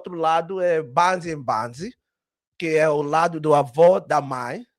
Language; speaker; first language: Portuguese; early bilingual, heritage; Portuguese